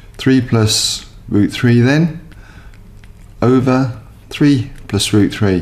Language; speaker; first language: English; native; English